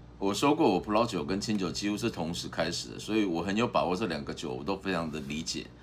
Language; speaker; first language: Chinese; native; Chinese